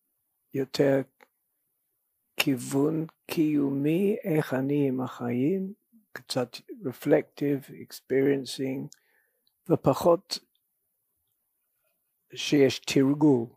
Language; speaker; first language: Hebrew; non-native, fluent; English